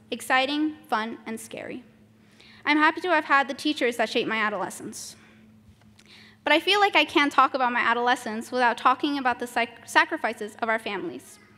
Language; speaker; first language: English; early bilingual, other home language; Spanish